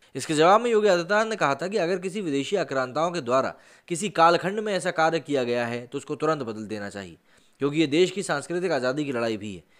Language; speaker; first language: Hindi; native; Hindi